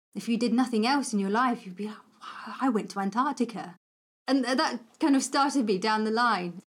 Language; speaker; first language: English; native; English